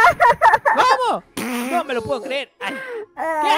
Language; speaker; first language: Spanish; native; Spanish